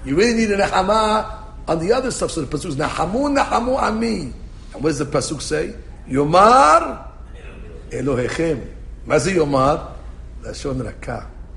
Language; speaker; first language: English; native; English